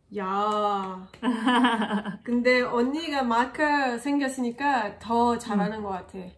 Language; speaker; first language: Korean; non-native, fluent; French